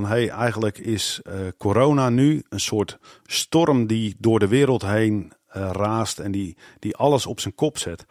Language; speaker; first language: Dutch; native; Dutch